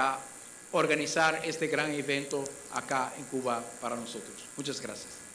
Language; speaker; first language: Spanish; non-native, fluent; Papiamento